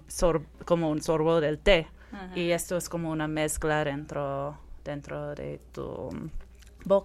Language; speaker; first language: Spanish; non-native, fluent; English